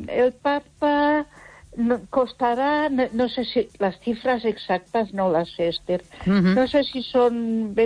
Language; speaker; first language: Spanish; non-native, local second language; Catalan